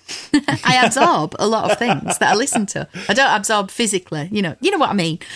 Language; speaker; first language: English; native; English